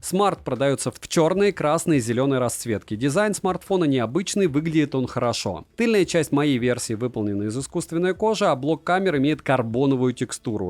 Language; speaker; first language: Russian; native; Russian